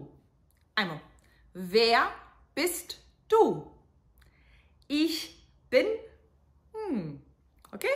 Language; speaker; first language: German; non-native, fluent; Serbian